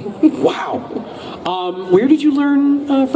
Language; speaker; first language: English; native; English